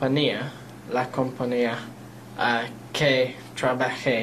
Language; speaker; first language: Spanish; non-native, learner; English